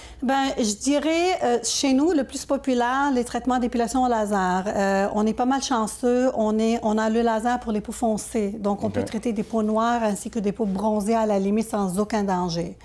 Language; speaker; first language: French; native; French